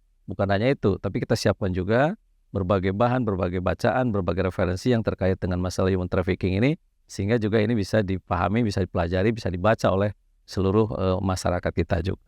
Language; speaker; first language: Indonesian; native; Indonesian